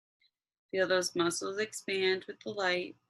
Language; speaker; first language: English; native; English